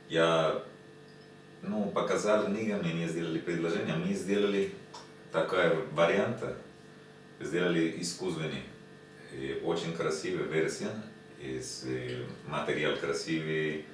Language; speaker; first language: Russian; non-native, learner; Spanish